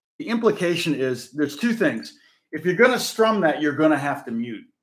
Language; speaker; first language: English; native; English